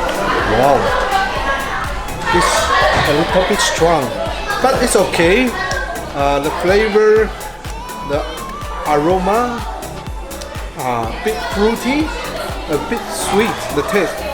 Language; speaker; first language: English; non-native, fluent; Chinese